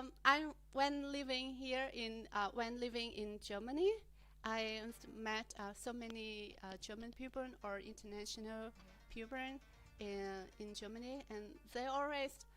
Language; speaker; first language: English; non-native, learner; Vietnamese